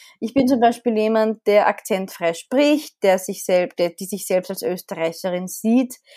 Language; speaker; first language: German; early bilingual, other home language; Arabic